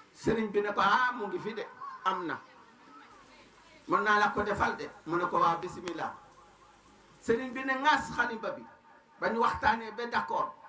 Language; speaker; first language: Wolof; non-native, local second language; Serer